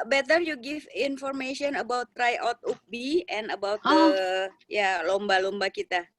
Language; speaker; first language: English; non-native, learner; Indonesian